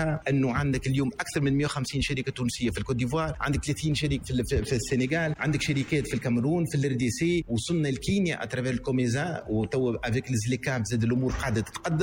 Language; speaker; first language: Arabic; native; Arabic